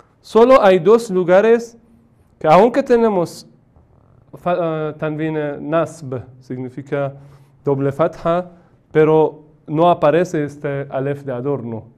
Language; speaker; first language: Spanish; non-native, fluent; Persian